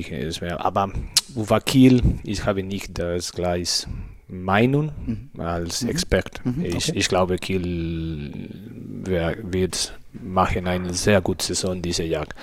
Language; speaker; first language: German; non-native, learner; Spanish